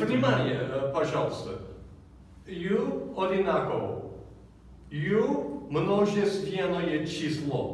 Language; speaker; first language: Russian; non-native, learner; English